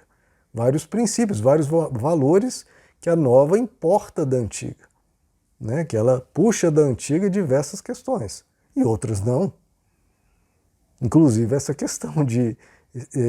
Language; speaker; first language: Portuguese; native; Portuguese